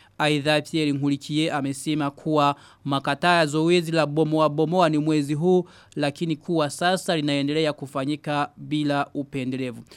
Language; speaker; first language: Swahili; non-native, local second language; Rundi